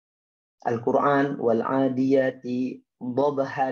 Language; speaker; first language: Arabic; non-native, fluent; Indonesian